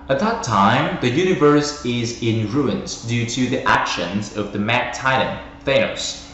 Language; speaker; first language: English; non-native, fluent; Vietnamese